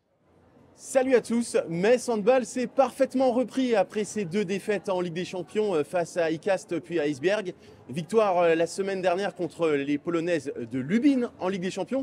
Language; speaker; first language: French; native; French